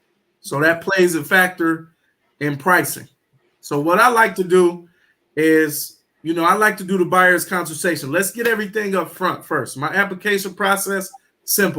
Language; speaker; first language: English; native; English